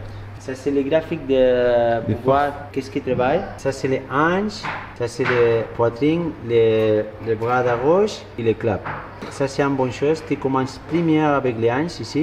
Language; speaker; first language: French; non-native, learner; Spanish